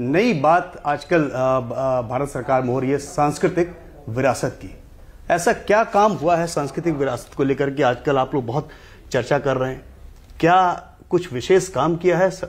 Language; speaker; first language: Hindi; native; Hindi